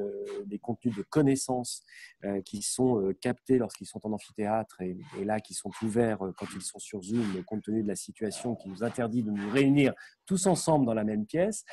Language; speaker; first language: French; native; French